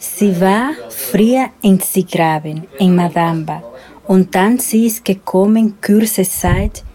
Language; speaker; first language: German; non-native, fluent; Spanish